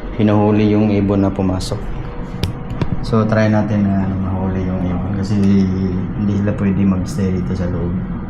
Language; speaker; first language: Filipino; non-native, local second language; Hiligaynon